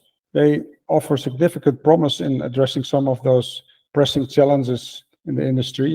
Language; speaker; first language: English; non-native, fluent; Dutch